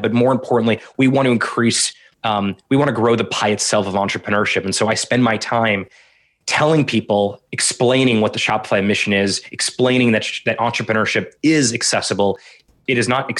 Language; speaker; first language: English; native; English